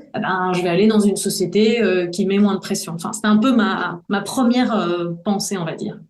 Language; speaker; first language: French; early bilingual, other home language; Spanish